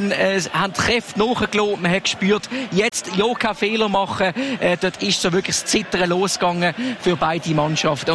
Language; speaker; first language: German; native; German